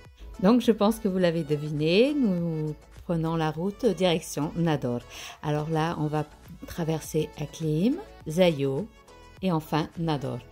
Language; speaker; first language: French; non-native, local second language; Arabic